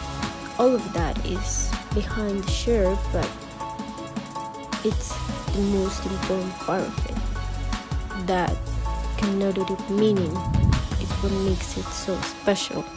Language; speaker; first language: English; non-native, fluent; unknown